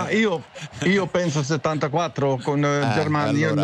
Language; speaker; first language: Italian; non-native, learner; Dutch